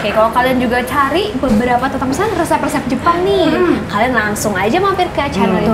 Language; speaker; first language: Indonesian; native; Indonesian